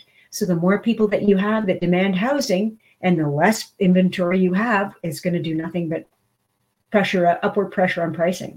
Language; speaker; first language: English; native; English